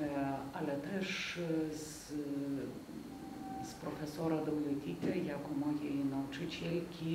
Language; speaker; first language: Polish; non-native, fluent; Lithuanian